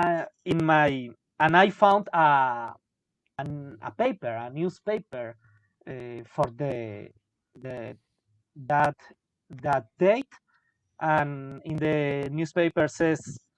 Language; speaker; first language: English; non-native, learner; Spanish